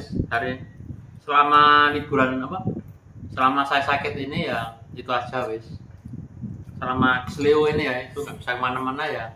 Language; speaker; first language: Indonesian; non-native, local second language; Javanese